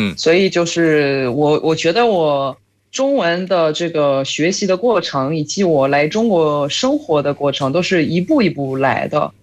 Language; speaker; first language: Chinese; non-native, fluent; French